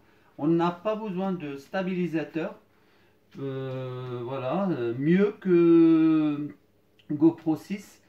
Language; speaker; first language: French; non-native, fluent; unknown